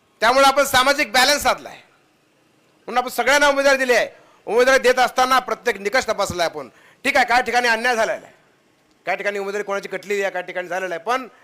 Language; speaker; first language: Marathi; native; Marathi